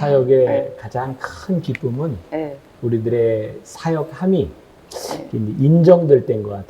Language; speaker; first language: Korean; native; Korean